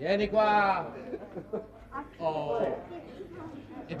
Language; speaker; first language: Italian; native; Italian